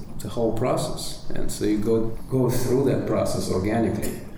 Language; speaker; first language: English; non-native, fluent; Russian